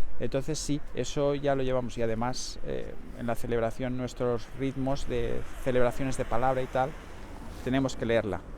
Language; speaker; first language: Spanish; native; Spanish